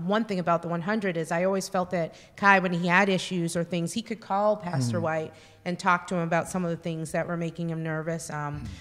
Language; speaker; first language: English; native; English